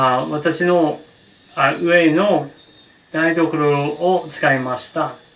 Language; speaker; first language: Japanese; non-native, learner; English